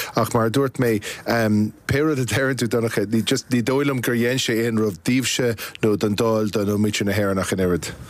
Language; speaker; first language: Irish; non-native, local second language; English